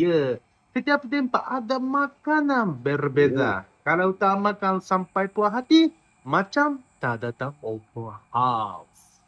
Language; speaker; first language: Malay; non-native, fluent; Japanese